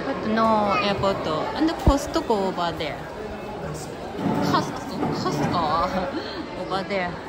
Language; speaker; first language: English; non-native, learner; Japanese